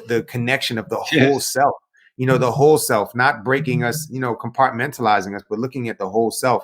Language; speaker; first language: English; native; English